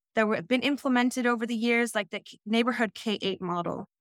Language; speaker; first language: English; early bilingual, other home language; Dutch